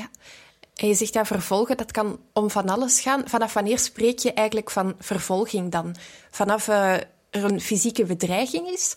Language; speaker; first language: Dutch; native; Dutch